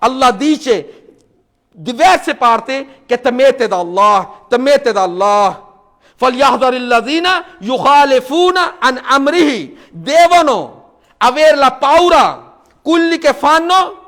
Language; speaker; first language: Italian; non-native, fluent; Urdu